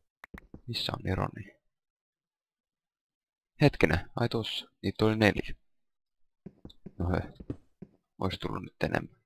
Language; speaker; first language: Finnish; native; Finnish